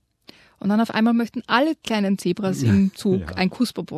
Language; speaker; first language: German; native; German